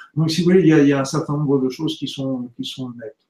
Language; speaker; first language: French; native; French